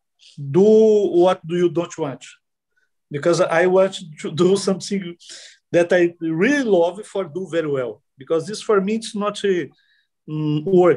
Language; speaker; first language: English; non-native, learner; Portuguese